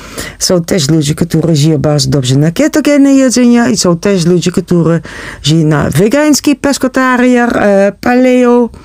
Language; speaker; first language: Polish; non-native, learner; Dutch